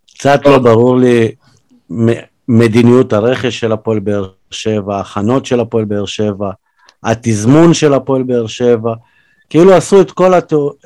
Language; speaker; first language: Hebrew; early bilingual, other home language; Russian